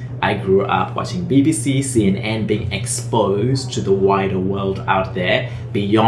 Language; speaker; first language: English; native; English